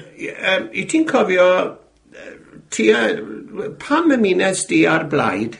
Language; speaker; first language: Welsh; native; Welsh